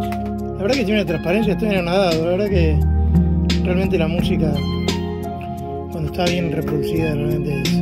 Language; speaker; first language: Spanish; native; Spanish